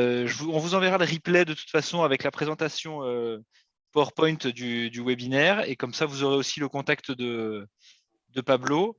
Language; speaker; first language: French; native; French